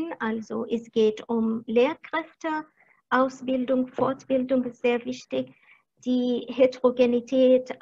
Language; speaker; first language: German; non-native, fluent; Arabic